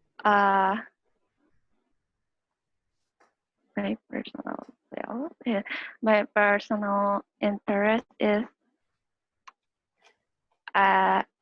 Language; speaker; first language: English; non-native, learner; Indonesian